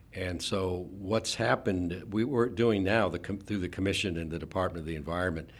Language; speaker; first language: English; native; English